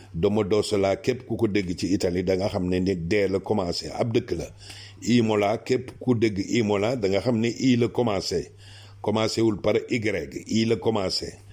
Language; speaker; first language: Wolof; non-native, local second language; Serer